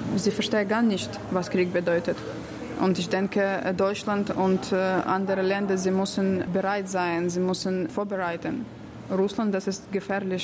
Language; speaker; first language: German; non-native, learner; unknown